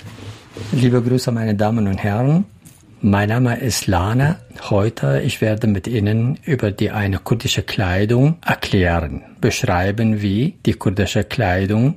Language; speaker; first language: German; non-native, learner; Central Kurdish